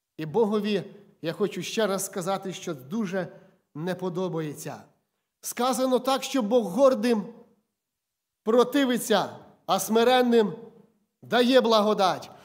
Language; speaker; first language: Ukrainian; native; Ukrainian